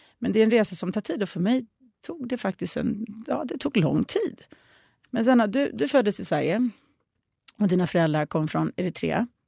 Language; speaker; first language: Swedish; early bilingual, other home language; Russian